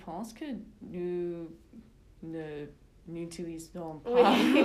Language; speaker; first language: French; non-native, learner; English